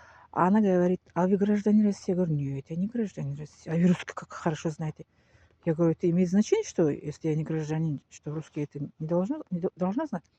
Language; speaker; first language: Russian; non-native, local second language; Tajik